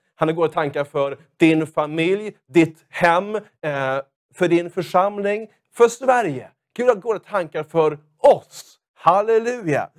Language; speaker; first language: Swedish; native; Swedish